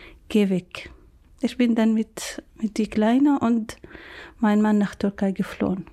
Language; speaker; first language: German; non-native, learner; Arabic